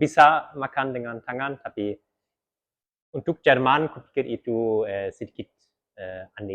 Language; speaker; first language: Indonesian; early bilingual, heritage; German